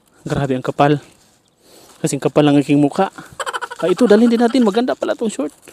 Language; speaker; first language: Filipino; native; Filipino